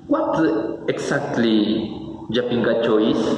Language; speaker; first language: English; non-native, learner; Spanish